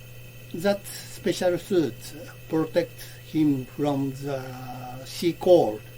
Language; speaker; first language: English; non-native, learner; Japanese